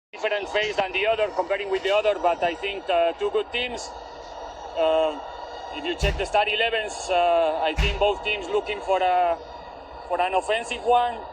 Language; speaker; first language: English; non-native, fluent; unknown